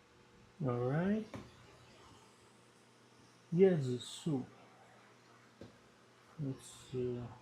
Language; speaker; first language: Chinese; non-native, learner; Dutch